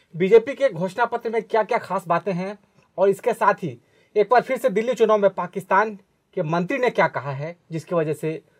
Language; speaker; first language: Hindi; native; Hindi